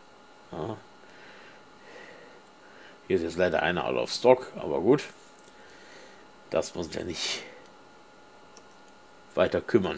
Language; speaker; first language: German; native; German